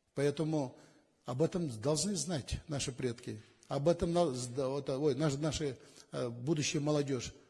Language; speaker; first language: Russian; non-native, local second language; Kazakh